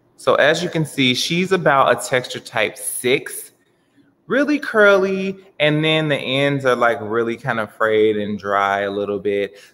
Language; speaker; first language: English; native; English